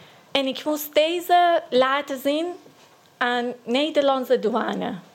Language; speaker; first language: Dutch; non-native, fluent; Persian